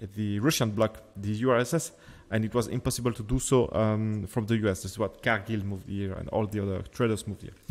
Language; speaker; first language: English; non-native, fluent; French